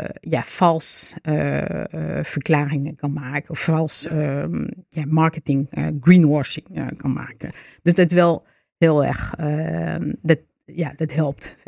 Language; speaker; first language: Dutch; non-native, fluent; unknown